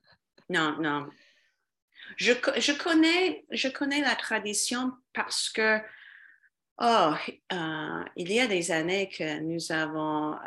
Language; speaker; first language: French; non-native, fluent; English